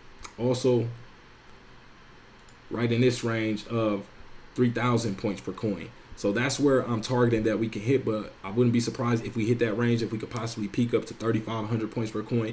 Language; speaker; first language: English; native; English